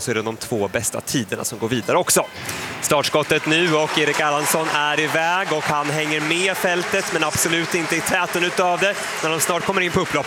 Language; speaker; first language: Swedish; native; Swedish